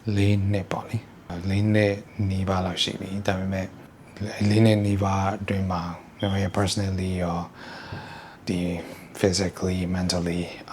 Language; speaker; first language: Burmese; early bilingual, heritage; Burmese